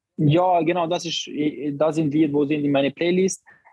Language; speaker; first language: German; non-native, learner; Albanian